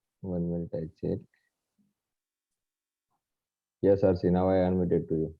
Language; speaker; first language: English; non-native, local second language; Gujarati